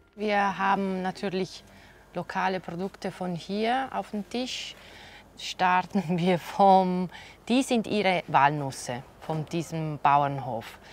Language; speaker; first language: German; non-native, fluent; Italian